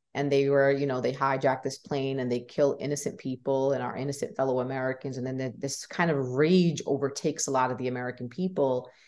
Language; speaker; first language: English; native; English